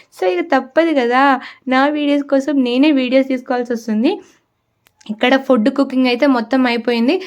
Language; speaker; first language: Telugu; non-native, local second language; Lambadi